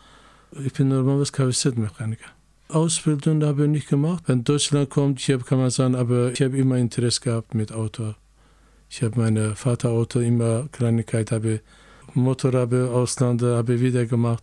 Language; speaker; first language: German; non-native, learner; Azerbaijani